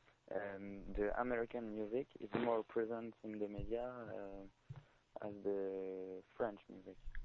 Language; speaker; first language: English; non-native, learner; French